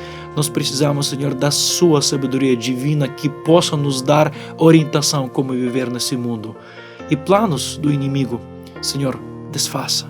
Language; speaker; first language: Portuguese; non-native, fluent; Ukrainian